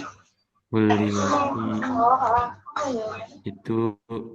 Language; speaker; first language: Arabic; non-native, learner; Indonesian